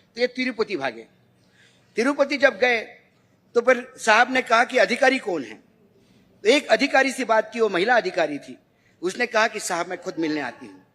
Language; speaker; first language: Hindi; non-native, local second language; Marathi